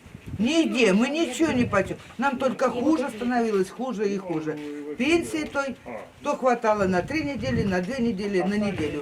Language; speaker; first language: Russian; native; Russian